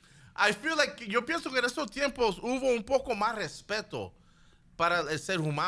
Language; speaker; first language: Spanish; early bilingual, heritage; Spanish